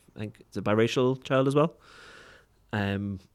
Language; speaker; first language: English; native; English